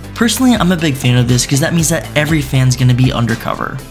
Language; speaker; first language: English; native; English